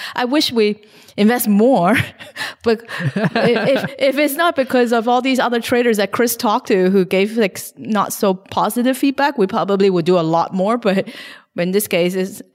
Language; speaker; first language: English; non-native, local second language; Cantonese